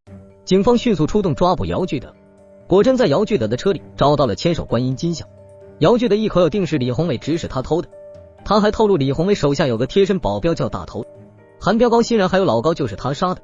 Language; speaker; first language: Chinese; native; Chinese